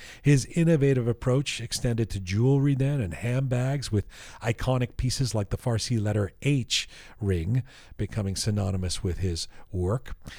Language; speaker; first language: English; early bilingual, other home language; Persian